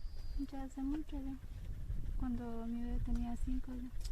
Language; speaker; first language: Spanish; non-native, local second language; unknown